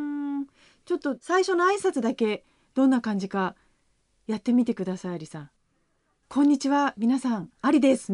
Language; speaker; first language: Japanese; native; Japanese